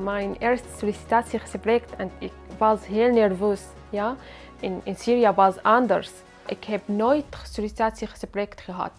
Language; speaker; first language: Dutch; non-native, learner; Arabic